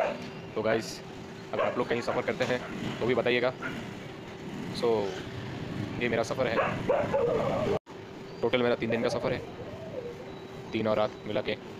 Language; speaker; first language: Hindi; non-native, local second language; Bangla